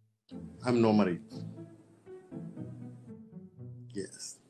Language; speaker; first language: English; non-native, learner; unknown